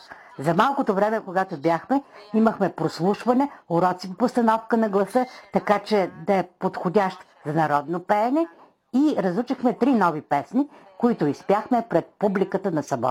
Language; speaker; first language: Bulgarian; native; Bulgarian